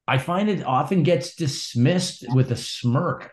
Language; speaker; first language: English; native; English